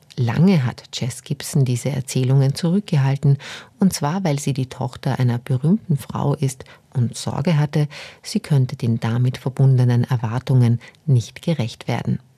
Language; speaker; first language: German; native; German